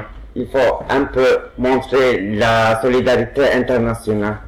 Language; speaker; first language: French; non-native, fluent; Turkish